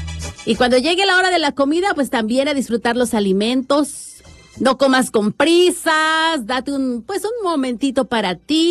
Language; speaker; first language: Spanish; native; Spanish